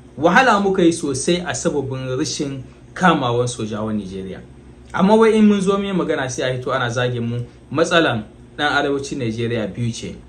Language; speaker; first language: Hausa; native; Hausa